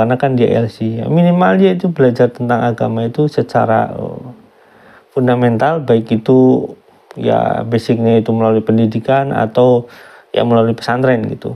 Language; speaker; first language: Indonesian; native; Indonesian